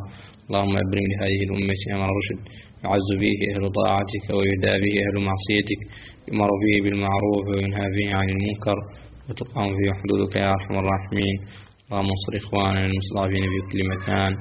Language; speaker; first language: Arabic; native; Arabic